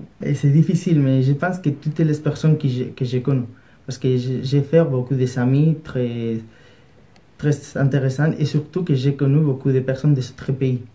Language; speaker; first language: French; non-native, learner; Spanish